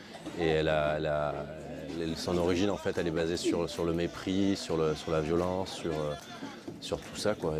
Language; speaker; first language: French; native; French